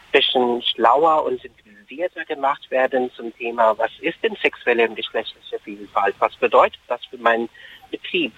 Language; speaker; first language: German; non-native, fluent; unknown